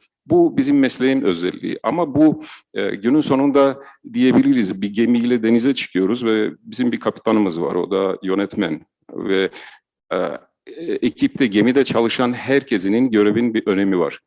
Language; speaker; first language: Turkish; non-native, fluent; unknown